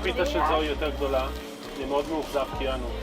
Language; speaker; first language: Hebrew; native; Hebrew